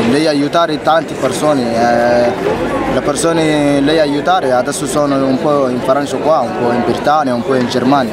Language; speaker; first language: Italian; non-native, learner; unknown